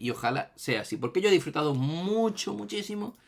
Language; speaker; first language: Spanish; native; Spanish